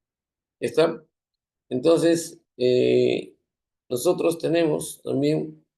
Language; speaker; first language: Spanish; native; Spanish